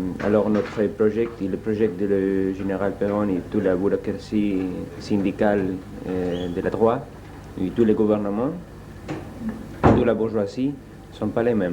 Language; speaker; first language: French; non-native, learner; Spanish